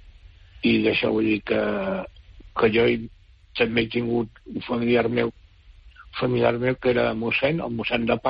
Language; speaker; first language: Catalan; native; Catalan